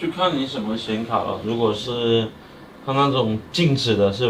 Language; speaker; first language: Chinese; native; Chinese